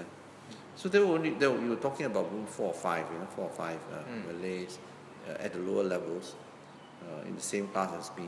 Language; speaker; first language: English; non-native, local second language; Min Nan Chinese